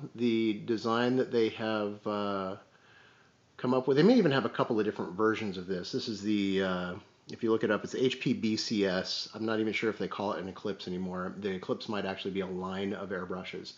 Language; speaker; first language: English; native; English